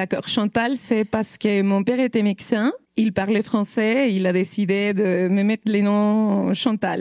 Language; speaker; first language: French; non-native, fluent; Spanish